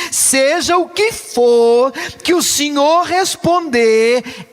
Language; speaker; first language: Portuguese; native; Portuguese